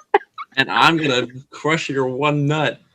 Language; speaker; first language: English; native; English